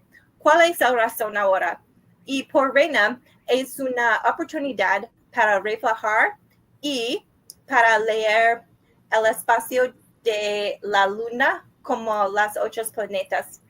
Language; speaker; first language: Spanish; non-native, learner; English